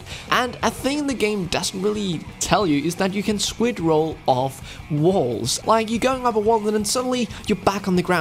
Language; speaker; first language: English; non-native, fluent; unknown